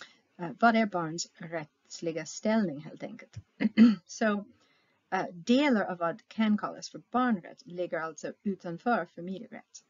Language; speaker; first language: Swedish; non-native, fluent; English